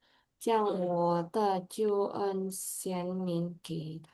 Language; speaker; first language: Chinese; non-native, learner; Indonesian